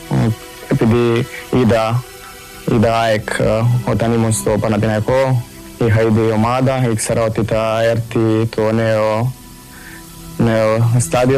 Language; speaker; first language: Greek; non-native, learner; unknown